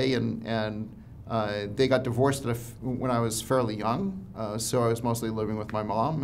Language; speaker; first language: English; native; English